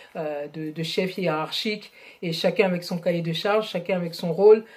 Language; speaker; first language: French; non-native, local second language; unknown